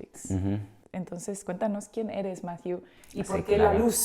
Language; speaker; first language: Spanish; native; Spanish